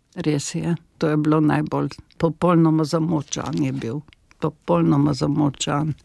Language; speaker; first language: Slovenian; native; Slovenian